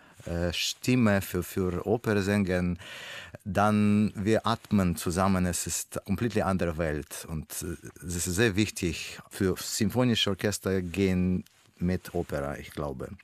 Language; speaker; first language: German; non-native, learner; Russian